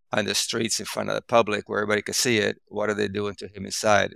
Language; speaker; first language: English; early bilingual, other home language; Spanish